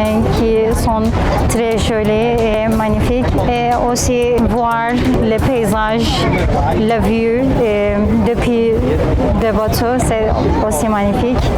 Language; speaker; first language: French; non-native, learner; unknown